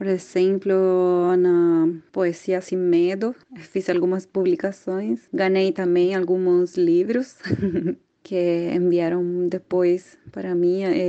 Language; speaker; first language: Portuguese; non-native, fluent; Spanish